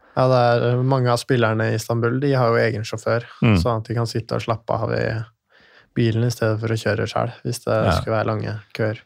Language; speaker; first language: Norwegian; native; Norwegian